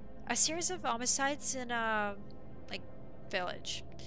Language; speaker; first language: English; early bilingual, other home language; Italian